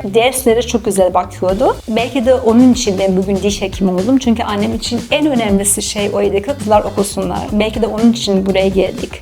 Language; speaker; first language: Turkish; non-native, fluent; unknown